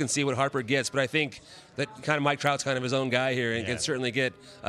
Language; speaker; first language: English; native; English